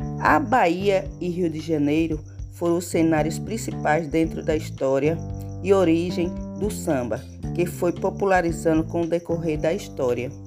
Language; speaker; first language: Portuguese; native; Portuguese